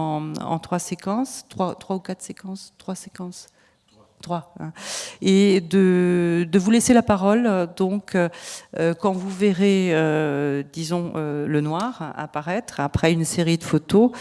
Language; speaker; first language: French; native; French